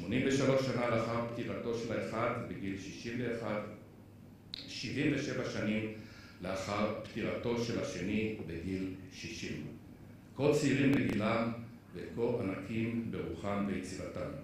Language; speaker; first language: Hebrew; native; Hebrew